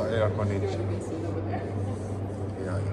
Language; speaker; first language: English; non-native, learner; Indonesian